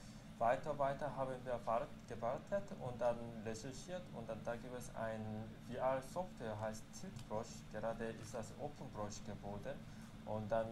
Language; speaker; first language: German; non-native, fluent; Korean